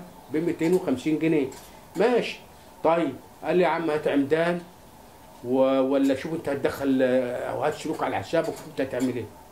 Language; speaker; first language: Arabic; native; Arabic